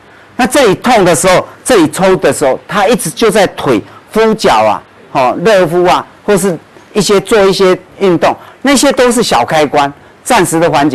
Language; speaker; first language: Chinese; native; Chinese